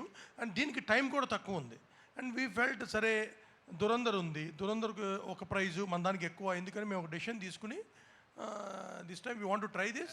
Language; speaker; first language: Telugu; native; Telugu